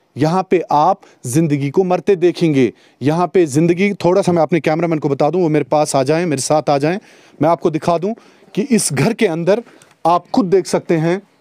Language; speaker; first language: Hindi; non-native, local second language; Kashmiri